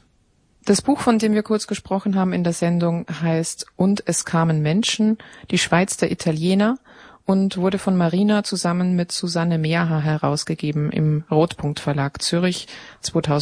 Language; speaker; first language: German; native; German